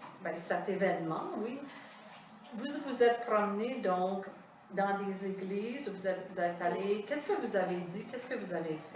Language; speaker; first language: French; native; French